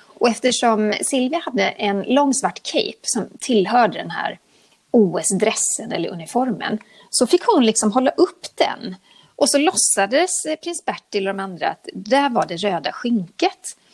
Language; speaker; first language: Swedish; native; Swedish